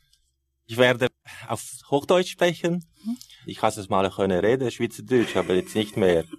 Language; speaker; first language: German; non-native, fluent; Italian